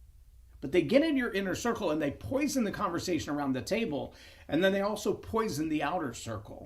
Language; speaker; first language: English; native; English